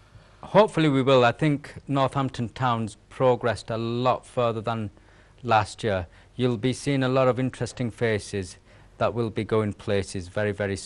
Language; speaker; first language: English; native; English